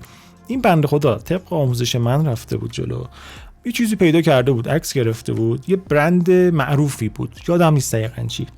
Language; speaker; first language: Persian; native; Persian